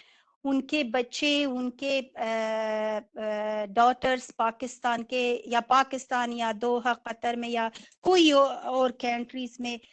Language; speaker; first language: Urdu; non-native, fluent; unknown